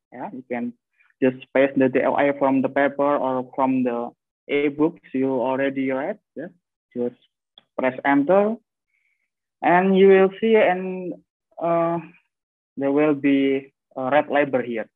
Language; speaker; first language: English; non-native, fluent; Indonesian